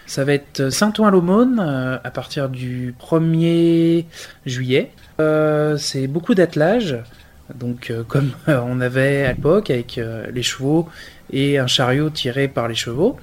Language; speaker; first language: French; native; French